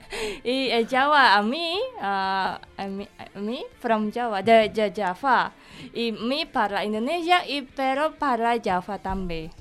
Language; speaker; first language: Catalan; non-native, learner; Indonesian